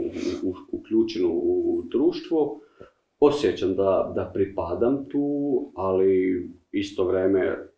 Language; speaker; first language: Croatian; non-native, learner; Albanian